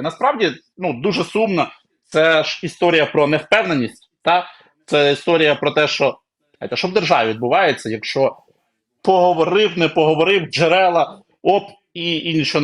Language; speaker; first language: Ukrainian; native; Ukrainian